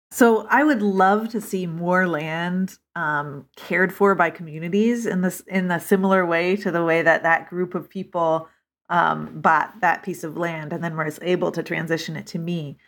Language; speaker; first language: English; native; English